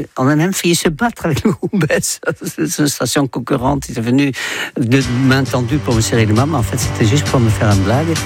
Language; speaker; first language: French; non-native, fluent; Dutch